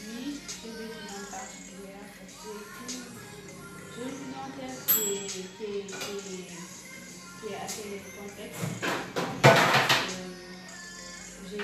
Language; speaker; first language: French; non-native, local second language; Wolof